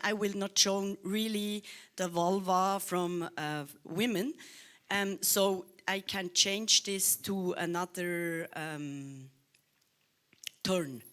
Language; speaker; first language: English; non-native, learner; Swiss German